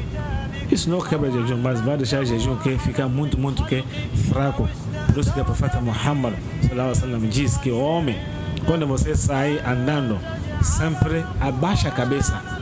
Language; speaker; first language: Portuguese; non-native, learner; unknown